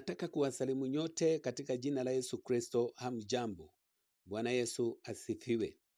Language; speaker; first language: Swahili; native; Swahili